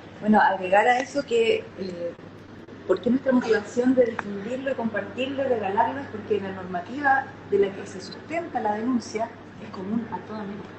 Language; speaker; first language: Spanish; native; Spanish